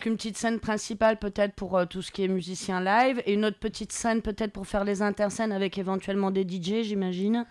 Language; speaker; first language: French; native; French